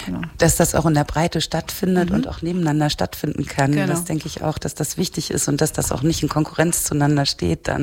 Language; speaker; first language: German; native; German